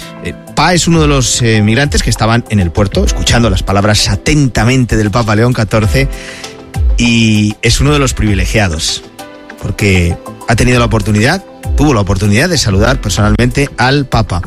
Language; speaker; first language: Spanish; native; Spanish